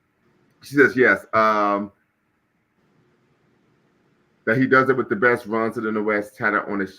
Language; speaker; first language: English; native; English